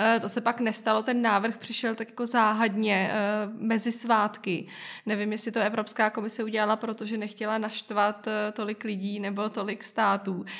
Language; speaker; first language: Czech; native; Czech